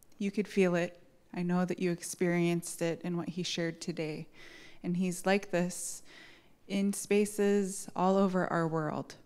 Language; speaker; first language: English; native; English